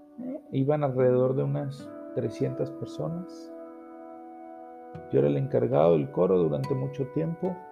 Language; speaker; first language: Spanish; native; Spanish